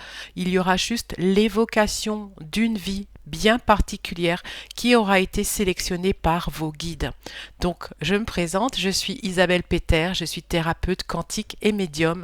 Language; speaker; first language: French; native; French